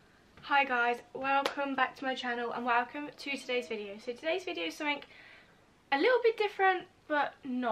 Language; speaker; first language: English; native; English